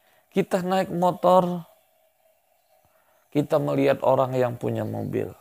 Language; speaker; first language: Indonesian; native; Indonesian